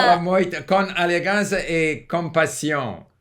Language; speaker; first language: Portuguese; non-native, learner; English